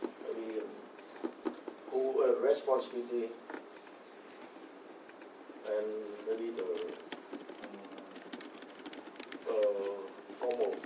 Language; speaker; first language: English; non-native, learner; Vietnamese